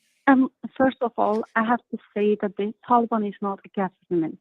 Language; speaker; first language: English; non-native, learner; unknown